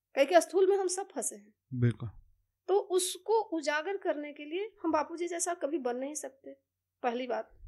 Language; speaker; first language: Hindi; native; Hindi